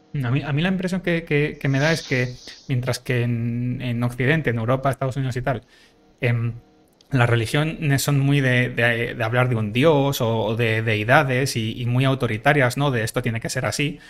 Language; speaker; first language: Spanish; native; Spanish